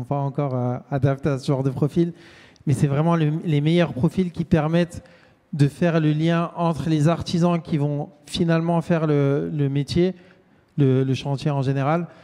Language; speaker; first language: French; native; French